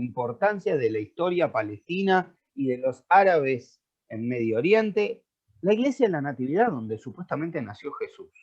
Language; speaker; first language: Spanish; native; Spanish